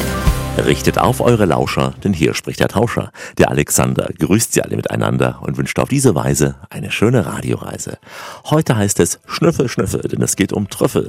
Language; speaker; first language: German; native; German